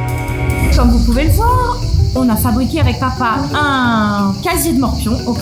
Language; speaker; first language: French; native; French